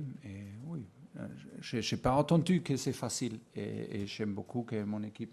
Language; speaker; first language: French; non-native, fluent; German